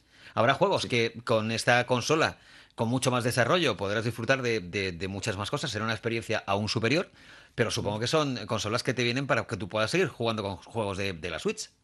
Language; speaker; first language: Spanish; native; Spanish